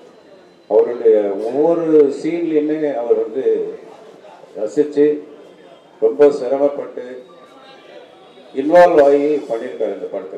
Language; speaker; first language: Tamil; native; Tamil